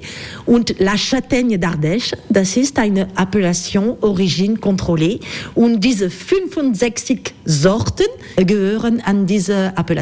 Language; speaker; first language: German; non-native, learner; French